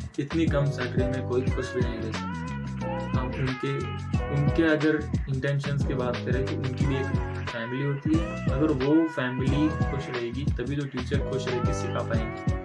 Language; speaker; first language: Hindi; non-native, local second language; Marathi